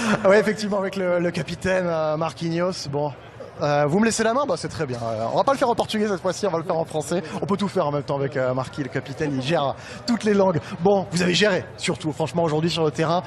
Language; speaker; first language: French; native; French